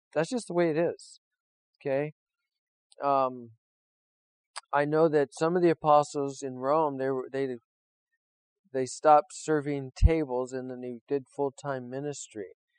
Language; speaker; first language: English; native; English